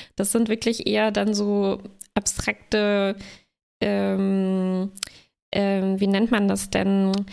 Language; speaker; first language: German; native; German